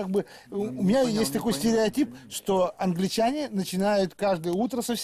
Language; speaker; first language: Russian; native; Russian